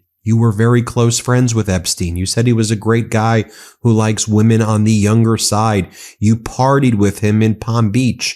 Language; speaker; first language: English; native; English